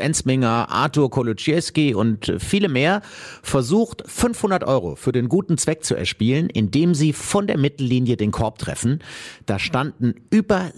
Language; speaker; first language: German; native; German